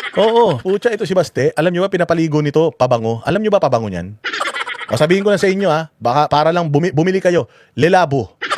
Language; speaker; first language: Filipino; native; Filipino